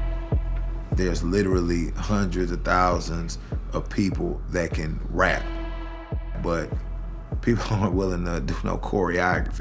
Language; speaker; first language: English; early bilingual, other home language; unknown